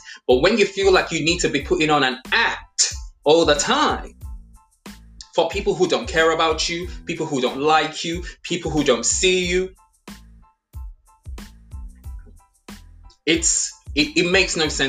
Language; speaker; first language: English; non-native, local second language; Yoruba